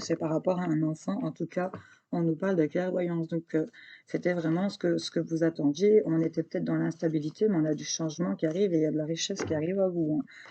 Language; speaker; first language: French; native; French